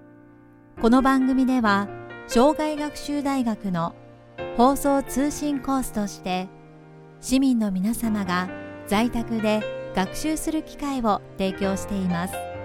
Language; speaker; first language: Japanese; native; Japanese